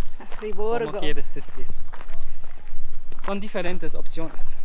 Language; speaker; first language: Spanish; non-native, fluent; German